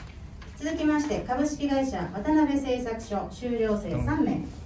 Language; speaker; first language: Japanese; native; Japanese